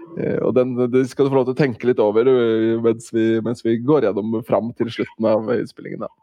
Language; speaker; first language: Norwegian; native; Norwegian